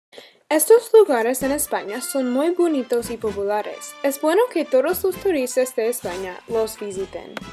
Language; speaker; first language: Spanish; non-native, learner; English